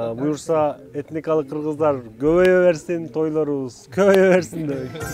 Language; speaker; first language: Kyrgyz; early bilingual, heritage; Kyrgyz